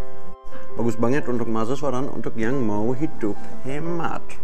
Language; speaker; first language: Indonesian; non-native, fluent; German